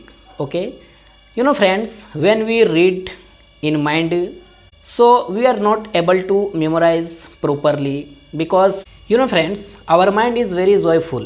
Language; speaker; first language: English; non-native, learner; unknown